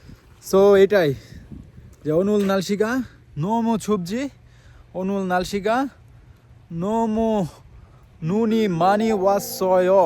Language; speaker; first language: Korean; non-native, learner; Bangla